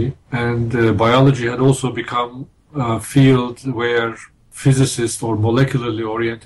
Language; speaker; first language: English; non-native, fluent; Turkish